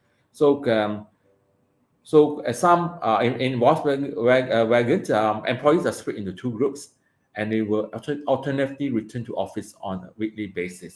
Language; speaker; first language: English; non-native, local second language; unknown